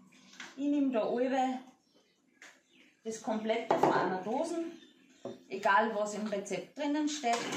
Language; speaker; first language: German; native; German